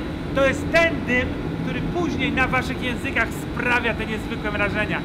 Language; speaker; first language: Polish; native; Polish